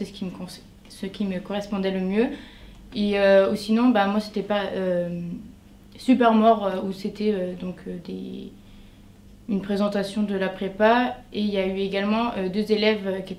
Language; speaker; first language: French; native; French